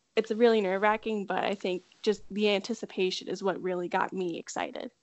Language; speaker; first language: English; native; English